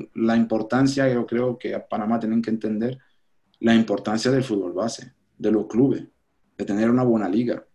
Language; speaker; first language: Spanish; non-native, fluent; French